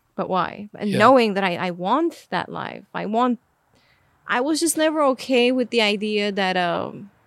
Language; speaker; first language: English; non-native, fluent; Armenian